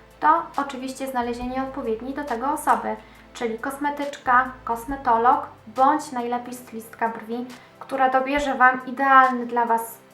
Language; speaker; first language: Polish; native; Polish